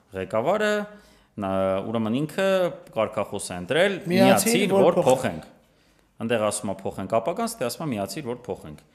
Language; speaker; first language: Armenian; native; Armenian